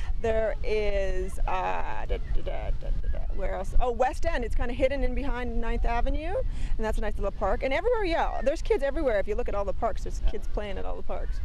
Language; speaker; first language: English; native; English